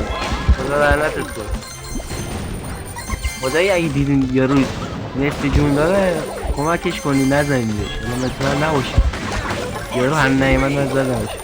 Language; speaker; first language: Persian; native; Persian